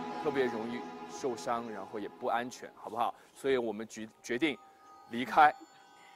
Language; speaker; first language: Chinese; native; Chinese